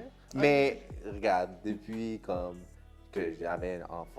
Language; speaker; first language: French; non-native, local second language; English